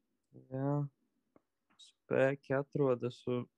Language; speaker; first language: Latvian; native; Latvian